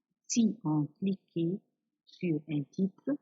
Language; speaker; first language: French; non-native, fluent; Arabic